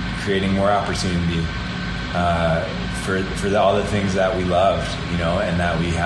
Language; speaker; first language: English; native; English